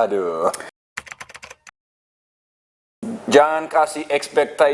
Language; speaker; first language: Indonesian; non-native, learner; English